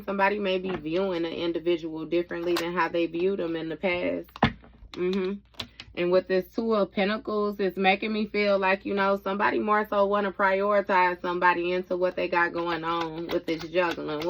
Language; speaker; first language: English; native; English